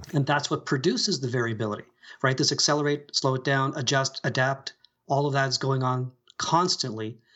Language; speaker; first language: English; native; English